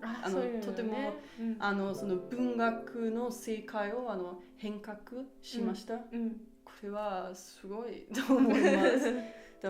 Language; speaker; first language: Japanese; non-native, learner; German